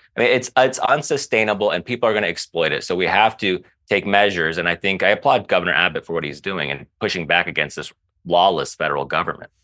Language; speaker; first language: English; early bilingual, other home language; Arabic